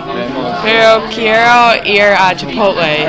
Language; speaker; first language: Spanish; non-native, learner; English